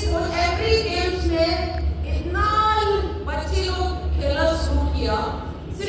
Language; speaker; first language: Hindi; non-native, local second language; Manipuri